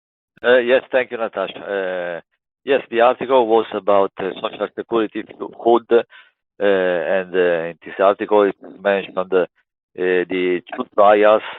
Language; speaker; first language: English; non-native, learner; Italian